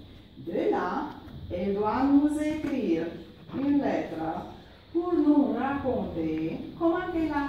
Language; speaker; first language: French; non-native, fluent; Romanian